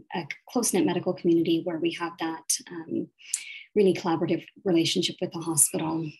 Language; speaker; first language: English; native; English